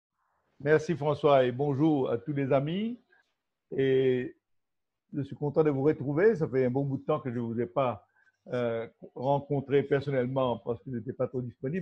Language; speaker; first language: French; non-native, local second language; Morisyen